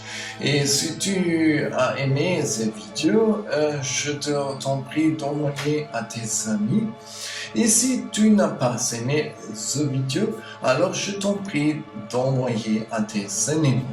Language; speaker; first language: French; non-native, learner; German